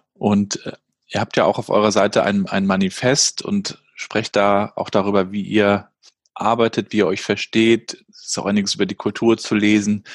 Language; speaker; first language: German; native; German